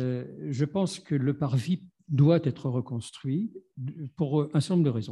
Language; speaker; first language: French; native; French